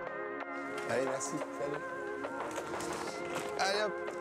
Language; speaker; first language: French; native; French